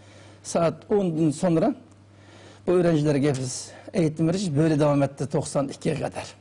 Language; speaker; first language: Turkish; non-native, learner; Uyghur